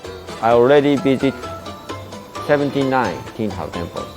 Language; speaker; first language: English; non-native, learner; Japanese